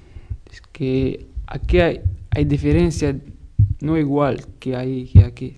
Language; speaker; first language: Spanish; non-native, learner; Arabic